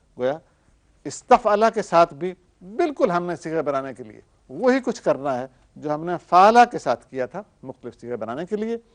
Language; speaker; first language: Urdu; native; Urdu